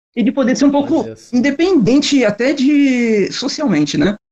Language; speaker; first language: Portuguese; native; Portuguese